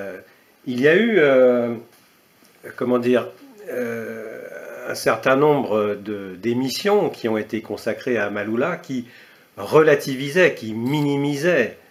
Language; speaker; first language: French; native; French